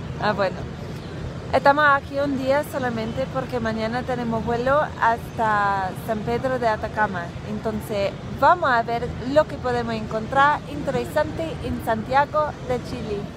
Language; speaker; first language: Spanish; non-native, fluent; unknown